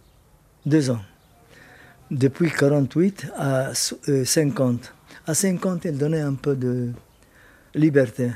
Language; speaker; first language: French; non-native, learner; Arabic